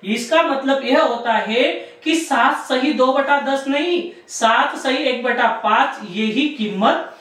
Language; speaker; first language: Hindi; non-native, local second language; Marathi